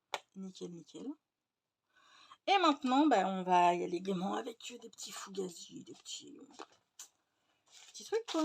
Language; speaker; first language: French; native; French